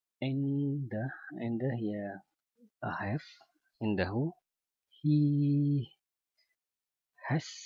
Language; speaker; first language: English; non-native, learner; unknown